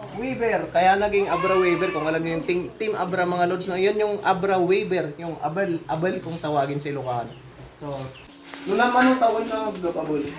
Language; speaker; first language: Filipino; non-native, local second language; Iloko